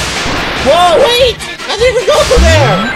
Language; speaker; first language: English; native; English